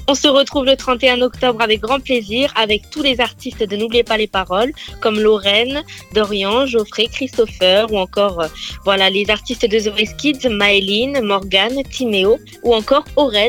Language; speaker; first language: French; native; French